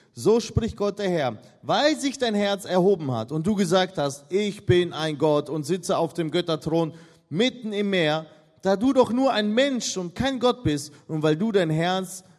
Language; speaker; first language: German; non-native, fluent; Russian